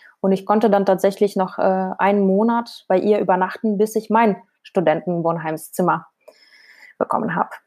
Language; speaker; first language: German; non-native, fluent; Russian